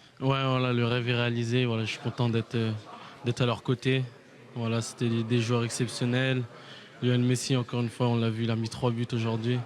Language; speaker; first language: French; native; French